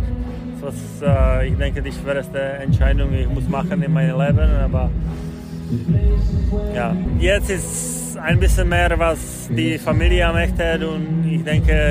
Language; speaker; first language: German; non-native, learner; Czech